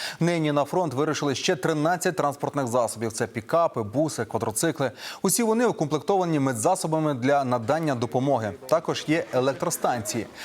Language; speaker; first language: Ukrainian; native; Ukrainian